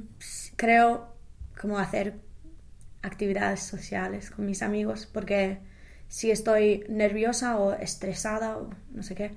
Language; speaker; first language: Spanish; non-native, fluent; English